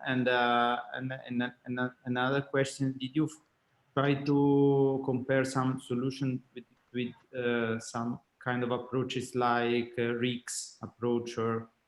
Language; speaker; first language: English; non-native, fluent; Italian